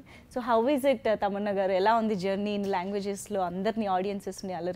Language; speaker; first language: Telugu; native; Telugu